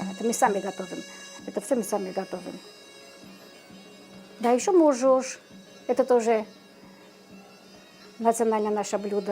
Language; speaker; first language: Russian; non-native, fluent; Armenian